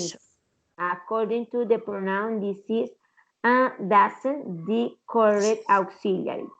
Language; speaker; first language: English; non-native, learner; Spanish